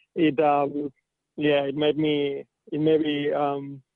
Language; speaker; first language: English; non-native, fluent; Catalan